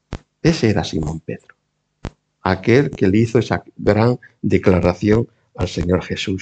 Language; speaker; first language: Spanish; native; Spanish